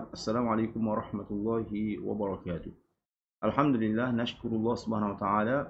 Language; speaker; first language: Arabic; non-native, fluent; Malay